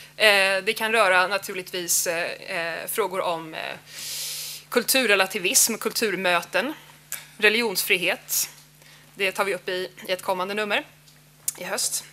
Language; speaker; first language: Swedish; native; Swedish